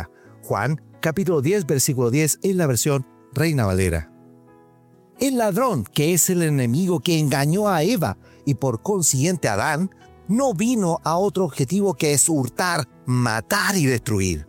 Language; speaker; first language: Spanish; native; Spanish